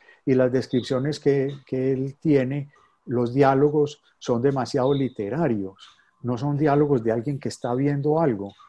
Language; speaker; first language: Spanish; native; Spanish